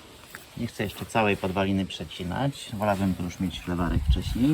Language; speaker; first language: Polish; native; Polish